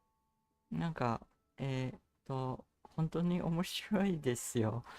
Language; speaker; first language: Japanese; non-native, learner; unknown